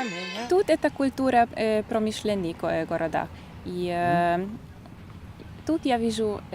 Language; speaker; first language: Russian; non-native, learner; Hungarian